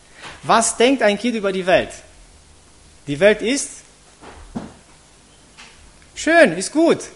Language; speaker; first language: German; non-native, fluent; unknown